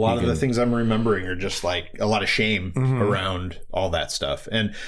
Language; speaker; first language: English; native; English